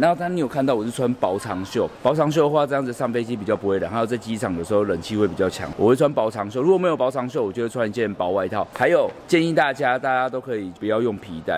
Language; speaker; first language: Chinese; native; Chinese